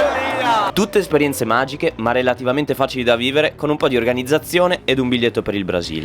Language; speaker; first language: Italian; native; Italian